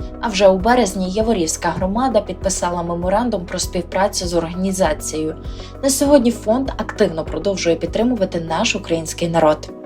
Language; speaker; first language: Ukrainian; native; Ukrainian